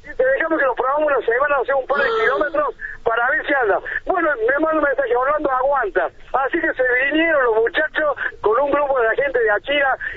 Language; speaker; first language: Spanish; native; Spanish